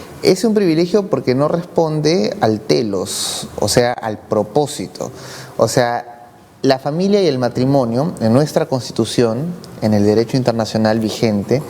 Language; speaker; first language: Spanish; native; Spanish